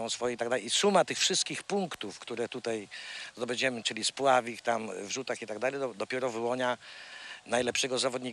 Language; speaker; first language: Polish; native; Polish